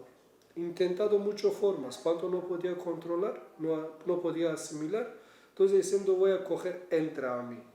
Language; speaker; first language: Spanish; non-native, learner; Kurdish